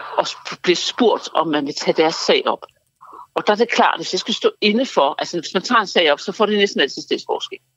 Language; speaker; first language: Danish; native; Danish